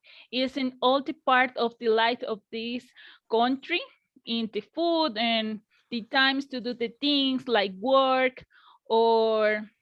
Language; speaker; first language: English; non-native, learner; Spanish